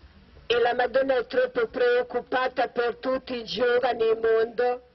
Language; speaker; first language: Italian; non-native, learner; Croatian